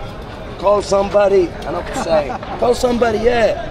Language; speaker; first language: English; non-native, learner; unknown